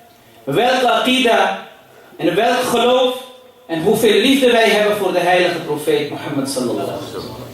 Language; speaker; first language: Dutch; early bilingual, other home language; Urdu